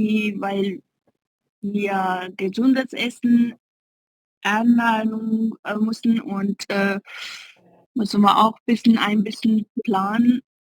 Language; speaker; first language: German; non-native, learner; Hindi